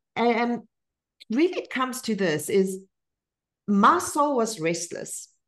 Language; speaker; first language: English; non-native, fluent; Spanish